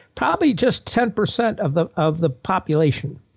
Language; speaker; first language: English; native; English